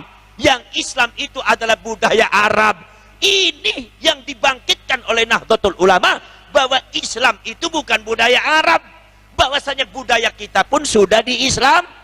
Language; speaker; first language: Indonesian; non-native, local second language; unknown